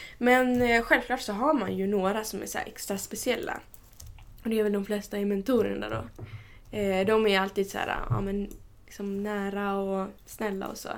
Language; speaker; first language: Swedish; early bilingual, other home language; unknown